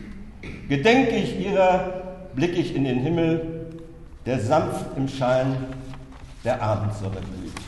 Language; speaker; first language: German; native; German